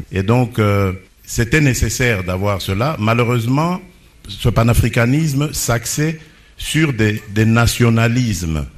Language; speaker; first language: French; non-native, local second language; Lingala